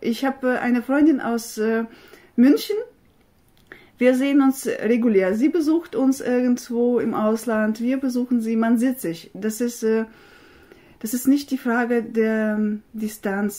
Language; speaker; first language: German; non-native, fluent; Russian